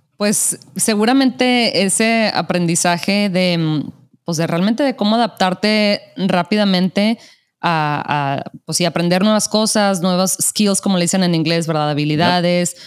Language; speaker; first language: Spanish; native; Spanish